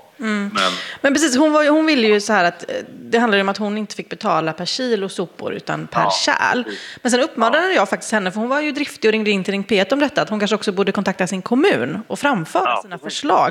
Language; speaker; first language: Swedish; native; Swedish